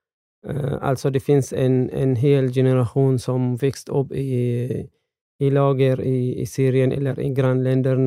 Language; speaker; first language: Swedish; non-native, fluent; Arabic